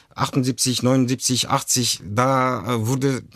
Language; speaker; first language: German; early bilingual, other home language; Turkish